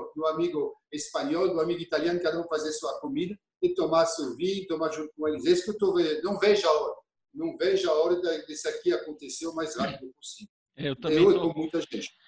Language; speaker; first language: Portuguese; non-native, fluent; French